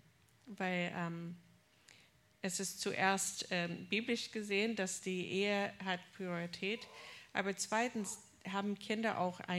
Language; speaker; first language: German; non-native, fluent; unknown